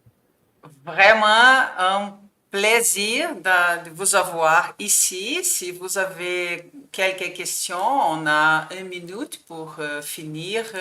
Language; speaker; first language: French; non-native, fluent; Portuguese